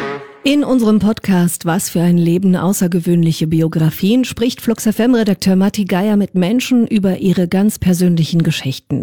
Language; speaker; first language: German; native; German